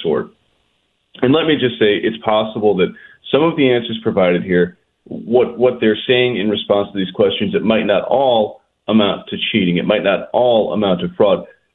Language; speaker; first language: English; native; English